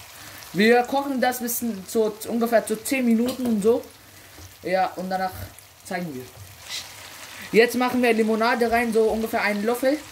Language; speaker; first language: German; early bilingual, other home language; Urdu